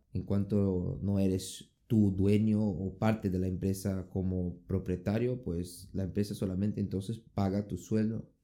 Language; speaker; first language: Spanish; non-native, fluent; Portuguese